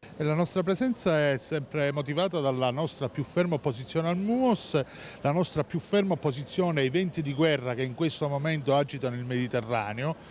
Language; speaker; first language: Italian; native; Italian